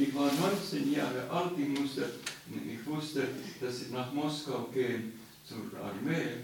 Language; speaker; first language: German; non-native, learner; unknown